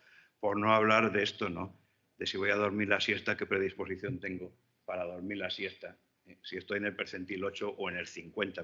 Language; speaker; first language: Spanish; native; Spanish